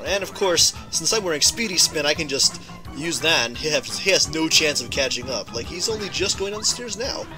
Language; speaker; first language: English; native; English